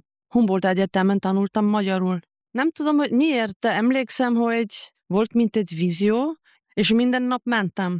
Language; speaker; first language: Hungarian; non-native, fluent; German